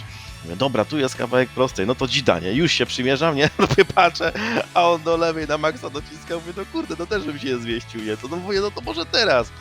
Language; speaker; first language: Polish; native; Polish